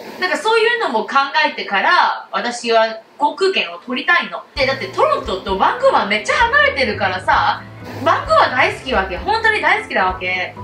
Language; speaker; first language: Japanese; non-native, fluent; Cantonese